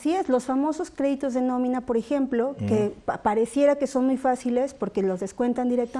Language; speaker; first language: Spanish; native; Spanish